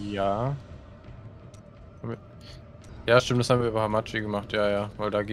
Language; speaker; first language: German; native; German